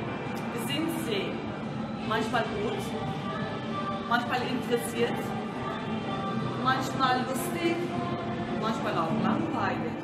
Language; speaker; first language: German; non-native, fluent; Turkish